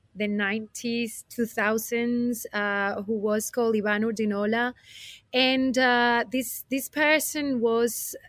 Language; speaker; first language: English; non-native, fluent; Spanish